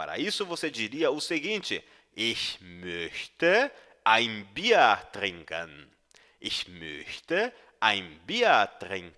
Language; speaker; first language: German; non-native, fluent; Portuguese